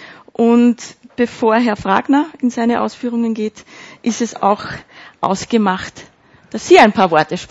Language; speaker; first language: German; native; German